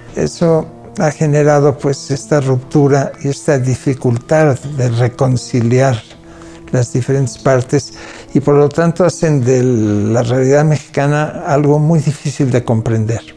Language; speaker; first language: Spanish; non-native, local second language; Catalan